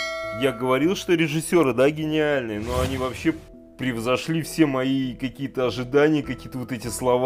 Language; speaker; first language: Russian; native; Russian